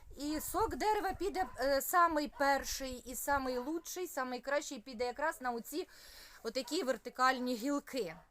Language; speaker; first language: Ukrainian; non-native, local second language; Russian